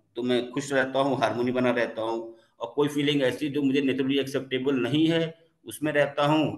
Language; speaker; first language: Hindi; native; Hindi